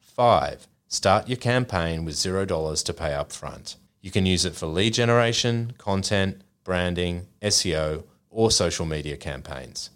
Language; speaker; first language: English; native; English